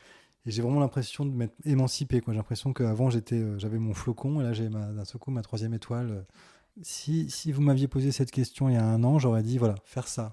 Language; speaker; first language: French; native; French